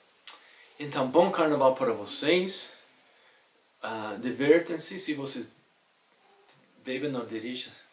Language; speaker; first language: Portuguese; non-native, fluent; English